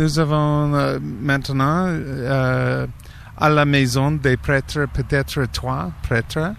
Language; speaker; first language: French; non-native, learner; English